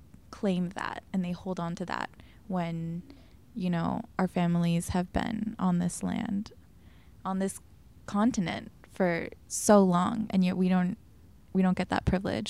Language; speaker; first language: English; early bilingual, other home language; Spanish